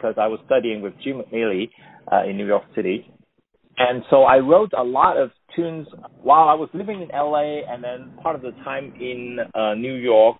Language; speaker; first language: English; non-native, local second language; Cantonese